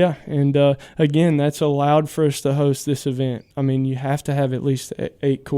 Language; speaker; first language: English; native; English